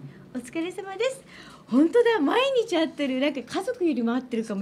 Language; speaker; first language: Japanese; native; Japanese